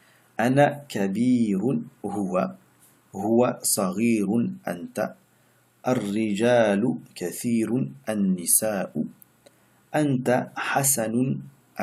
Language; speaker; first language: Arabic; non-native, fluent; French